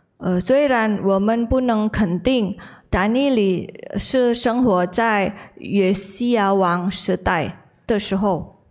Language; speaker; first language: Chinese; non-native, learner; Indonesian